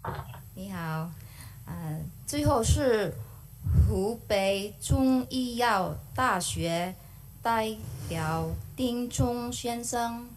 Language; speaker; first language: Chinese; non-native, learner; Indonesian